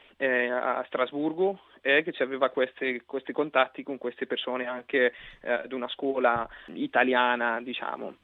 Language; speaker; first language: Italian; non-native, fluent; Spanish